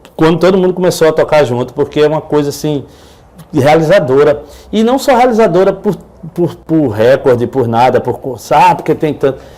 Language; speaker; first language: Portuguese; native; Portuguese